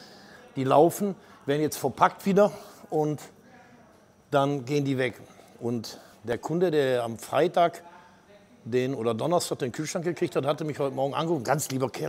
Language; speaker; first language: German; native; German